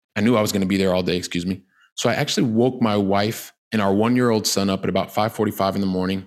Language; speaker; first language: English; native; English